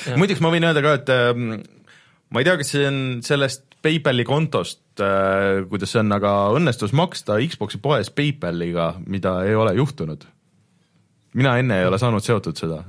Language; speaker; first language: Estonian; native; Estonian